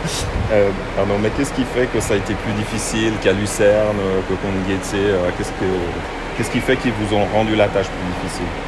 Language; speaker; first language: French; native; French